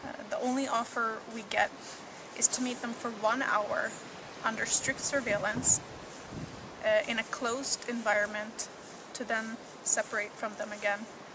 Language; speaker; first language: English; early bilingual, other home language; Arabic